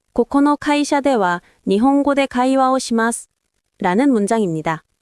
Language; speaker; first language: Japanese; non-native, fluent; Korean